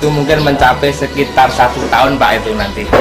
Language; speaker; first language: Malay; non-native, local second language; Javanese